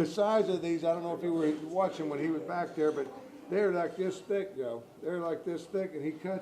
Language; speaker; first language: English; native; English